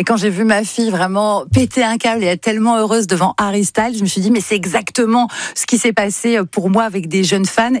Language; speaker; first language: French; native; French